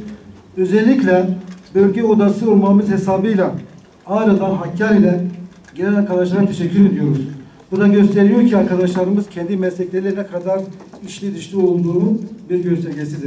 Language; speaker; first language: Turkish; native; Turkish